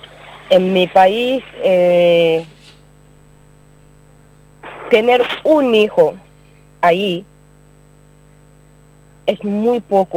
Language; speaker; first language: Spanish; non-native, learner; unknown